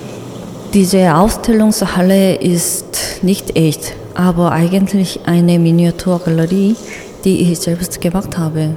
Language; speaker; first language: German; non-native, fluent; Korean